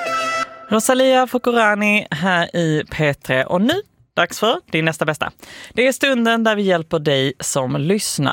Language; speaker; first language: Swedish; native; Swedish